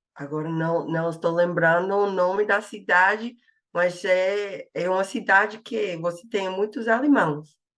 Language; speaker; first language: Portuguese; non-native, fluent; English